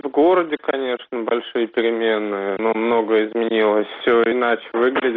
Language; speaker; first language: Russian; native; Russian